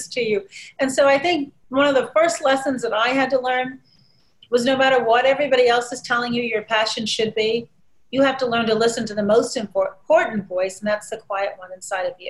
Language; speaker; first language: English; native; English